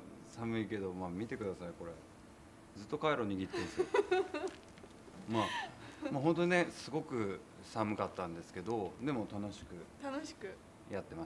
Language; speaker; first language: Japanese; native; Japanese